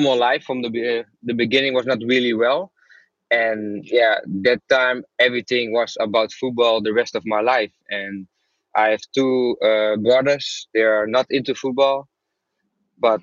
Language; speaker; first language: English; non-native, fluent; Dutch